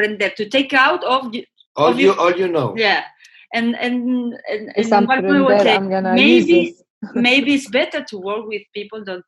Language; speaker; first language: English; non-native, learner; Spanish